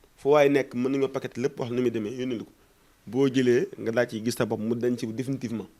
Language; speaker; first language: Wolof; non-native, local second language; Fula